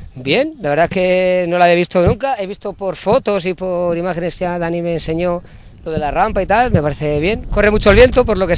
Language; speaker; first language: Spanish; native; Spanish